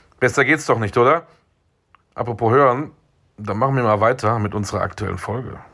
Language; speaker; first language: German; native; German